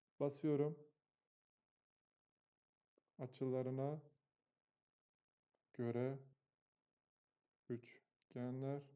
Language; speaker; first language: Turkish; native; Turkish